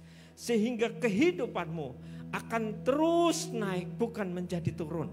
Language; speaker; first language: Indonesian; native; Indonesian